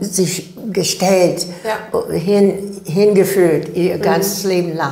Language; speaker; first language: German; non-native, learner; English